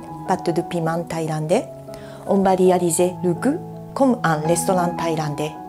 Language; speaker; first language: French; non-native, learner; Japanese